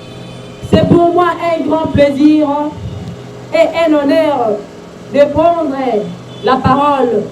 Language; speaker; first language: French; non-native, local second language; Lingala